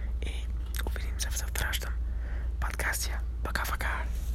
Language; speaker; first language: Russian; non-native, learner; English